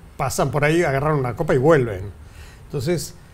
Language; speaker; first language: Spanish; native; Spanish